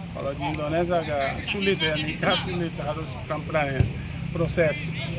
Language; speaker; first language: Indonesian; non-native, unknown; Portuguese